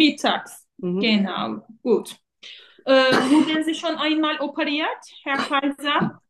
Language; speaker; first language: German; non-native, fluent; Turkish